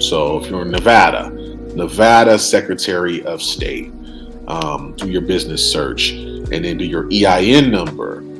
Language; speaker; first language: English; native; English